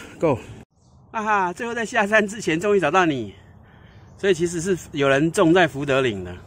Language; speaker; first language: Chinese; native; Chinese